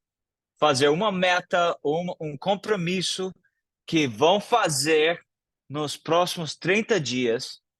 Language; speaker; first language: Portuguese; non-native, fluent; English